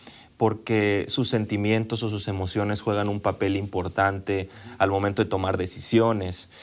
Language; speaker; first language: Spanish; native; Spanish